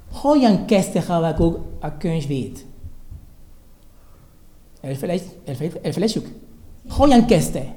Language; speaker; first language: Hungarian; non-native, learner; Spanish